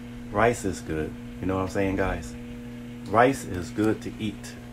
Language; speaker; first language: English; native; English